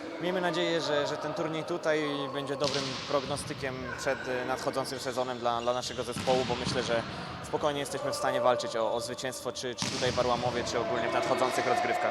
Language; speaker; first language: Polish; native; Polish